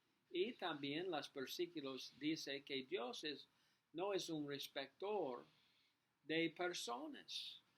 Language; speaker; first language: Spanish; non-native, learner; English